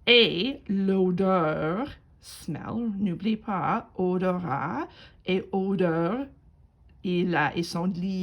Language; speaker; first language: French; non-native, fluent; English